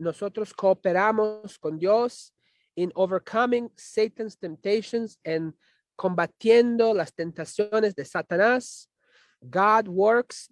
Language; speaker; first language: Spanish; non-native, fluent; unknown